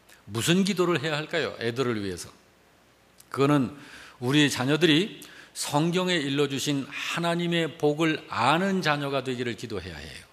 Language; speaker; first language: Korean; native; Korean